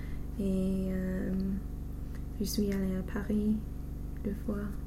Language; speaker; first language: French; non-native, learner; English